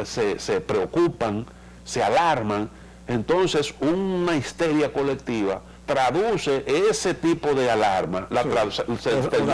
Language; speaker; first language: Spanish; native; Spanish